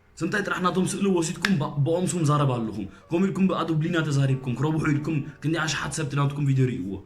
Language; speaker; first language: Tigrinya; native; Tigrinya